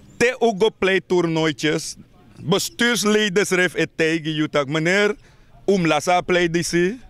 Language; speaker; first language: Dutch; native; Dutch